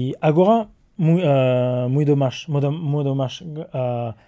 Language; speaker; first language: Portuguese; non-native, learner; French